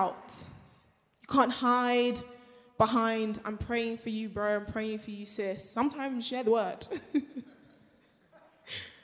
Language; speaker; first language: English; native; English